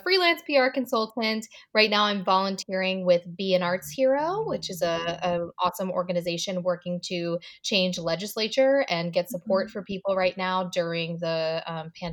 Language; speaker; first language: English; native; English